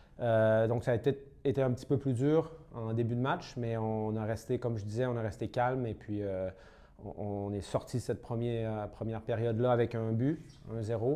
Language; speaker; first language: French; native; French